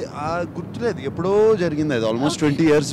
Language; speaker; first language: Telugu; native; Telugu